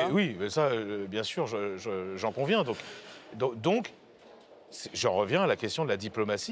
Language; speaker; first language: French; native; French